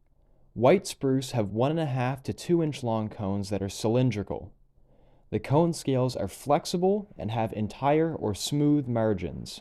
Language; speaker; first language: English; native; English